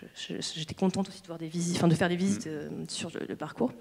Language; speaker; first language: French; native; French